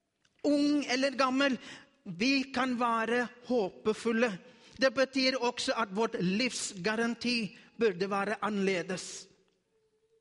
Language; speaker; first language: Norwegian; non-native, learner; Afrikaans